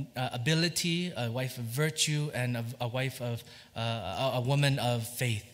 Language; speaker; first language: English; early bilingual, other home language; Vietnamese